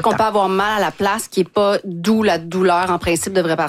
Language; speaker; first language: French; native; French